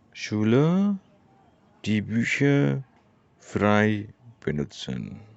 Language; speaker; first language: German; non-native, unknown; Indonesian